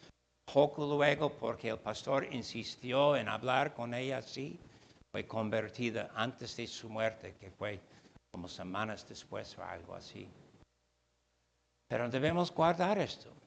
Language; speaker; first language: Spanish; non-native, fluent; English